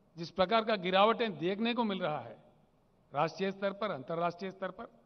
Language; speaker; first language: Hindi; non-native, local second language; Telugu